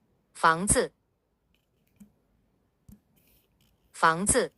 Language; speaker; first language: Chinese; non-native, learner; Korean